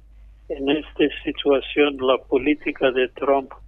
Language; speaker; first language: Spanish; non-native, fluent; English